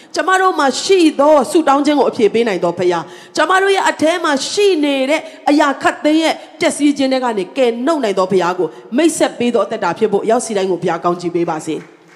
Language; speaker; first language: Burmese; non-native, local second language; Tedim Chin